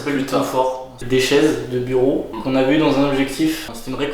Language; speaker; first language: French; native; French